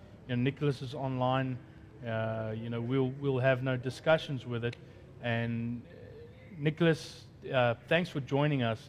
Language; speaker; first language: English; non-native, local second language; Afrikaans